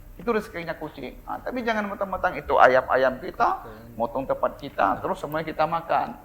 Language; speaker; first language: Indonesian; non-native, local second language; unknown